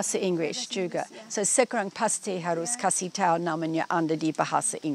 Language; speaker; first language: Indonesian; non-native, learner; English